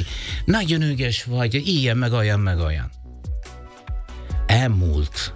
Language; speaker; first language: Hungarian; non-native, fluent; Italian